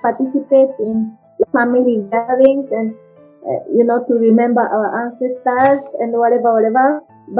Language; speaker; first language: English; non-native, fluent; Japanese